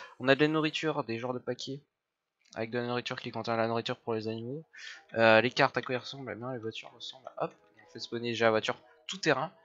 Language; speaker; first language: French; native; French